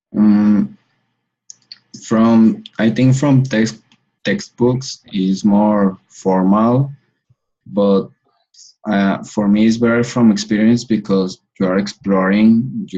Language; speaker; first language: English; non-native, learner; Spanish